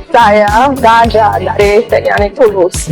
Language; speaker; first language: Indonesian; non-native, learner; English